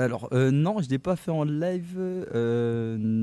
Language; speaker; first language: French; native; French